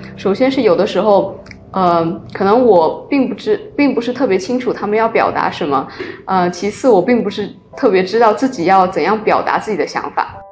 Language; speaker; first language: Chinese; native; Chinese